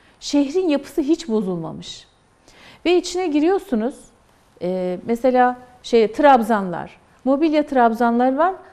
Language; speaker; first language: Turkish; native; Turkish